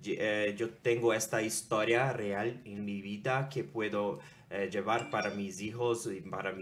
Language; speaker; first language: Spanish; non-native, learner; Portuguese